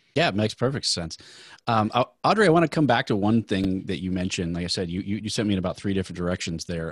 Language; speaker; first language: English; native; English